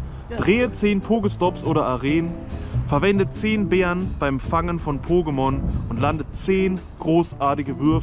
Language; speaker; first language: German; native; German